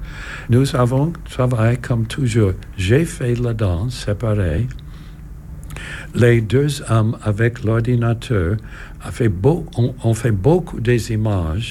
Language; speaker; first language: French; non-native, learner; English